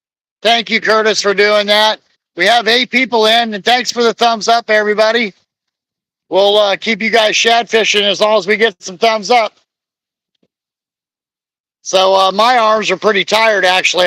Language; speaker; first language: English; native; English